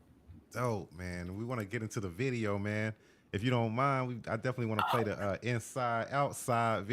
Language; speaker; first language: English; native; English